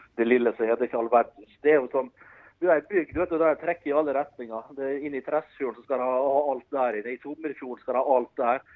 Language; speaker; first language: Norwegian; early bilingual, other home language; Dutch